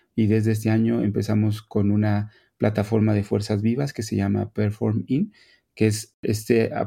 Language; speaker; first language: Spanish; native; Spanish